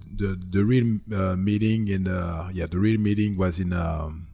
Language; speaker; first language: English; non-native, fluent; French